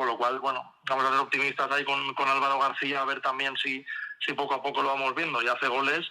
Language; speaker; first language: Spanish; native; Spanish